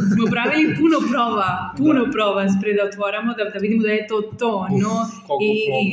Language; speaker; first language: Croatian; non-native, learner; Spanish